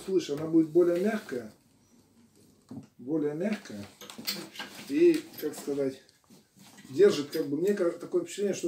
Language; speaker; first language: Russian; native; Russian